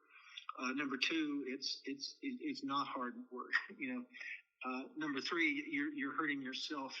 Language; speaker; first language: English; native; English